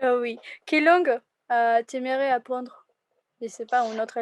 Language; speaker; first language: French; non-native, fluent; Spanish